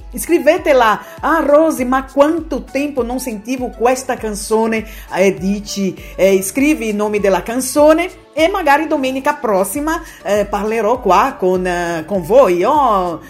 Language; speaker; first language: Italian; non-native, fluent; Portuguese